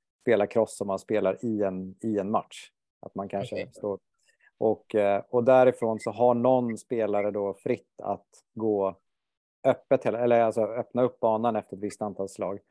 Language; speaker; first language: Swedish; native; Swedish